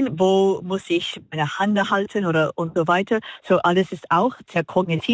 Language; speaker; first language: German; non-native, learner; English